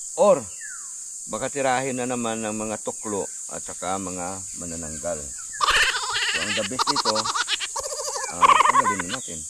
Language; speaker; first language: Filipino; non-native, local second language; Cebuano